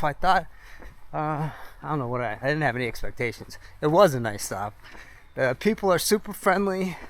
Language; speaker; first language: English; native; English